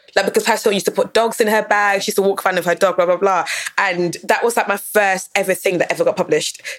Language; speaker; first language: English; native; English